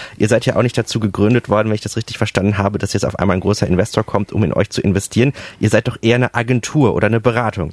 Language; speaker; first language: German; native; German